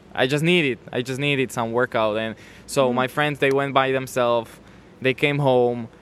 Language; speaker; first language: English; non-native, fluent; Slovak